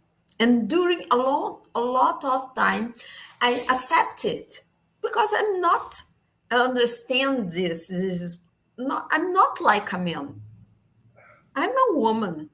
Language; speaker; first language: English; non-native, learner; Portuguese